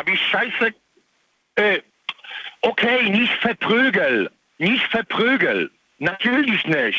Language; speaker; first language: German; non-native, learner; Polish